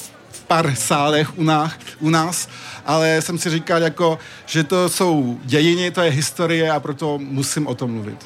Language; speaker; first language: Czech; early bilingual, heritage; French